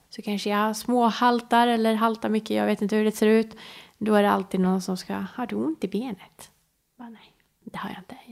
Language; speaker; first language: Swedish; early bilingual, other home language; Persian